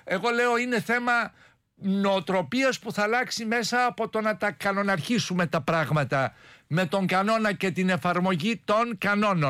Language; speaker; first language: Greek; native; Greek